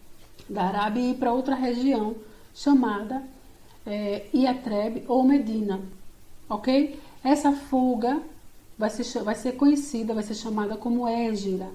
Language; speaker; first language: Portuguese; native; Portuguese